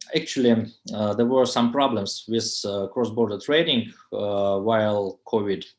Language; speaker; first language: English; non-native, fluent; Russian